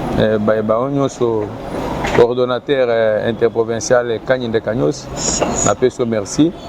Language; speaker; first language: Lingala; non-native, local second language; Luba-Lulua